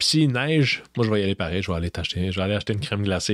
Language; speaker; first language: French; native; French